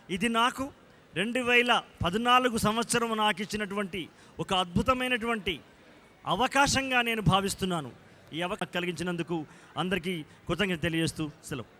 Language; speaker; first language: Telugu; native; Telugu